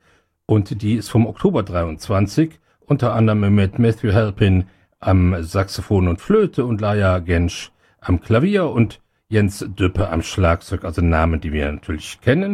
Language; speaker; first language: German; native; German